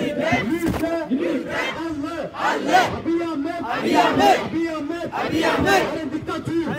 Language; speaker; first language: Norwegian; non-native, learner; Oromo